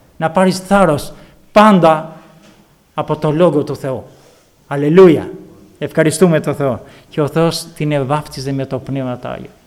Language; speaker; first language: Greek; non-native, fluent; Albanian